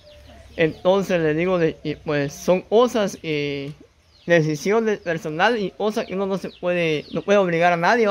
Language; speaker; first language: Spanish; native; Spanish